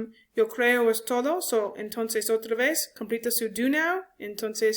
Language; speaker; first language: Spanish; non-native, learner; English